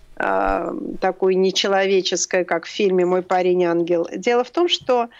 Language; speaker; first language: Russian; native; Russian